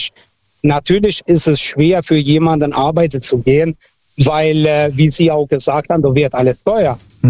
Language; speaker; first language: German; non-native, fluent; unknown